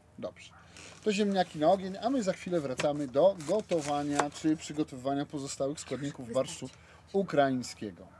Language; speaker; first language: Polish; native; Polish